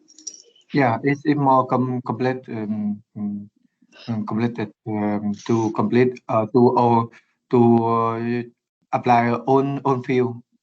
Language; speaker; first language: English; non-native, learner; Vietnamese